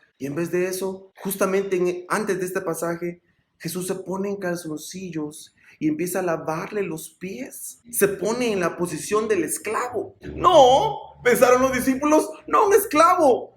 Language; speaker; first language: Spanish; native; Spanish